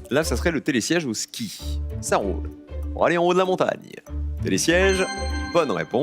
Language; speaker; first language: French; native; French